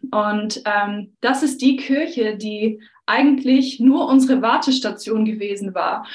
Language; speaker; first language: German; native; German